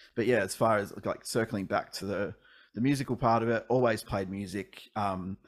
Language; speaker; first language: English; native; English